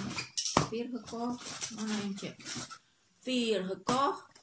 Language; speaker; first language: Dutch; non-native, learner; Indonesian